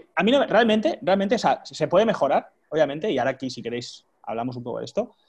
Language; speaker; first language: Spanish; native; Spanish